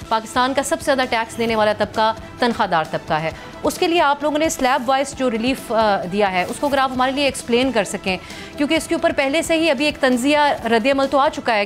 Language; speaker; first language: Urdu; native; Urdu